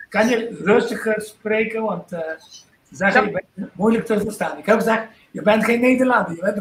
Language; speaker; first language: Dutch; non-native, local second language; Papiamento